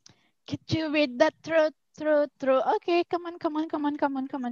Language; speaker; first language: English; non-native, learner; Indonesian